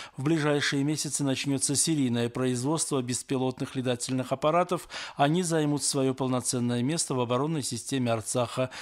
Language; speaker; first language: Russian; non-native, local second language; Armenian